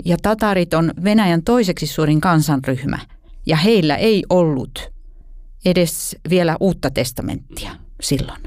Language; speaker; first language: Finnish; native; Finnish